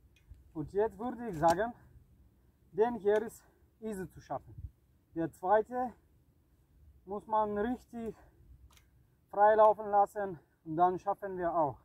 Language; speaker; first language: German; non-native, learner; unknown